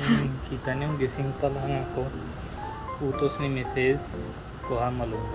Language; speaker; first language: Filipino; non-native, learner; Punjabi